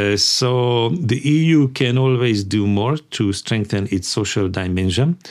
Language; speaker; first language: English; non-native, fluent; Hungarian